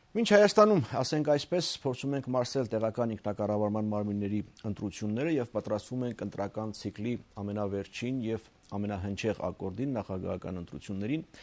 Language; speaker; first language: Armenian; native; Armenian